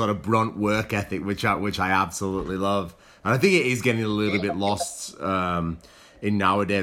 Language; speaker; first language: English; native; English